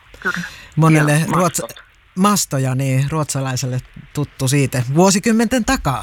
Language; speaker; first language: Finnish; native; Finnish